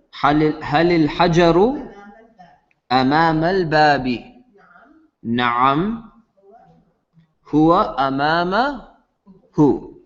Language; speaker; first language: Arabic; non-native, fluent; English